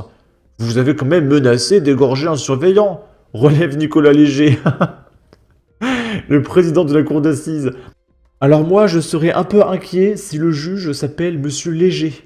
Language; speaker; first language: French; native; French